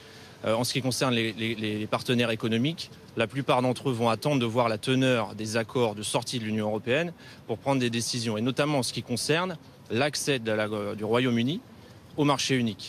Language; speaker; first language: French; native; French